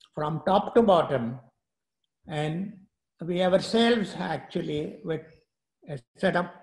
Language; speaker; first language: English; non-native, local second language; Gujarati